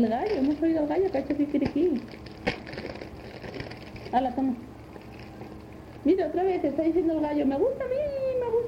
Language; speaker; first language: Spanish; native; Spanish